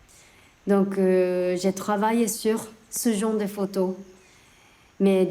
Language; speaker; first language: French; non-native, learner; Japanese